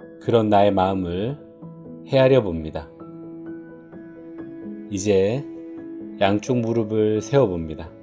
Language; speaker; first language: Korean; native; Korean